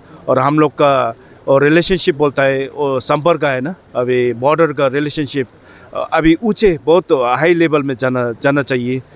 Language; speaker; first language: Hindi; non-native, fluent; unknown